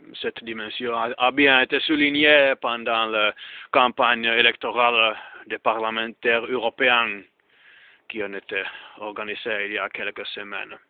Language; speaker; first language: French; non-native, learner; Finnish